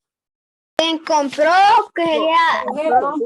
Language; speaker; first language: Spanish; native; Spanish